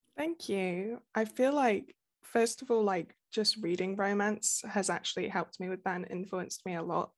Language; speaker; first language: English; native; English